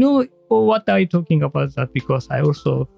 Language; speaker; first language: English; non-native, learner; Japanese